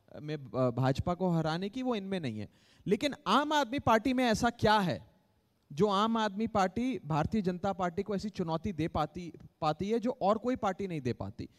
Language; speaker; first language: Hindi; native; Hindi